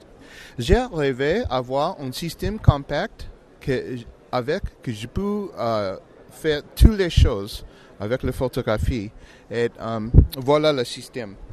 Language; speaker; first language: French; non-native, learner; English